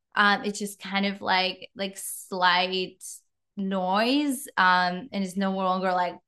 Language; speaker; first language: English; non-native, fluent; Czech